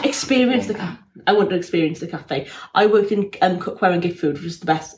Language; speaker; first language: English; native; English